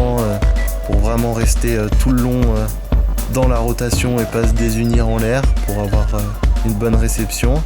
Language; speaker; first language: French; native; French